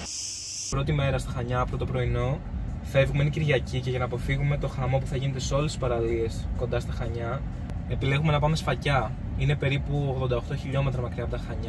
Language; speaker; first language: Greek; native; Greek